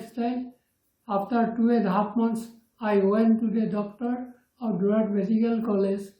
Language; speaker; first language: English; non-native, local second language; Assamese